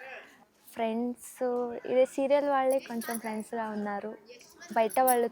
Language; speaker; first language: Telugu; non-native, learner; Kannada